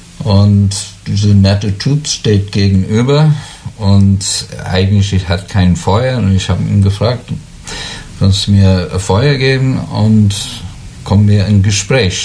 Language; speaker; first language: German; non-native, learner; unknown